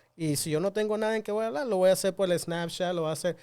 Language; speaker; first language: Spanish; early bilingual, other home language; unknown